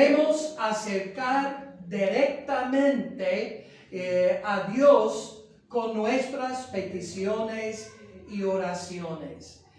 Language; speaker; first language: Spanish; non-native, fluent; English